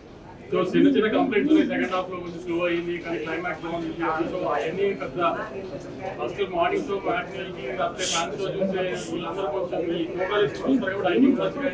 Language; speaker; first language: Telugu; native; Telugu